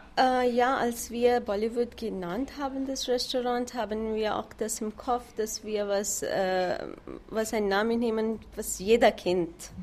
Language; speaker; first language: German; non-native, fluent; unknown